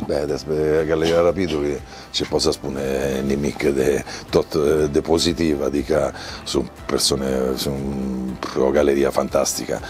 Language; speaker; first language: Romanian; non-native, learner; Italian